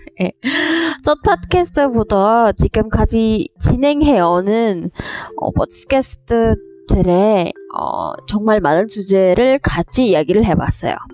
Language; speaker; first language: Korean; non-native, learner; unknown